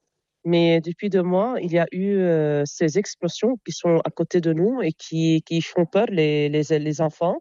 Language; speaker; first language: French; non-native, local second language; Arabic